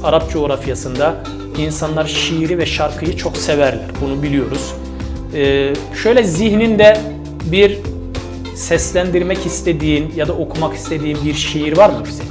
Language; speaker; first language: Turkish; native; Turkish